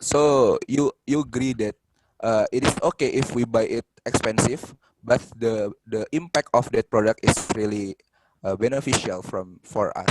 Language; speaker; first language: English; non-native, fluent; Indonesian